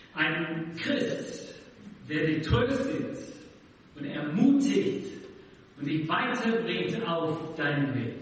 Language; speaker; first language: German; non-native, fluent; English